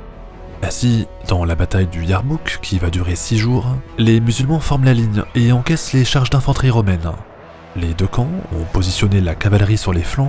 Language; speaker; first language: French; native; French